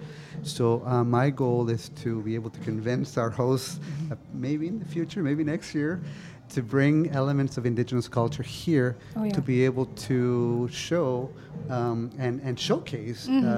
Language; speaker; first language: English; non-native, fluent; Spanish